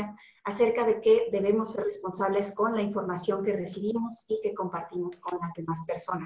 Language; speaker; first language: Spanish; native; Spanish